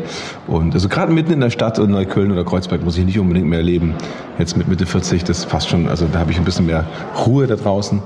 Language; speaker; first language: German; native; German